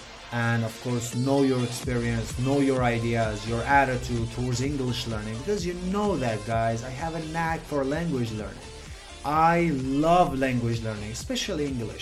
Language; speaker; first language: English; non-native, fluent; Persian